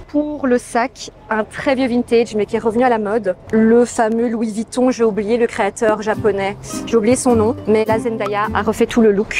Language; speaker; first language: French; native; French